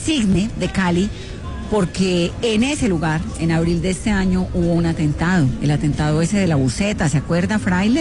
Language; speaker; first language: Spanish; native; Spanish